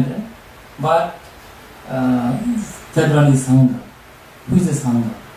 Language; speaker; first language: English; non-native, learner; Sinhala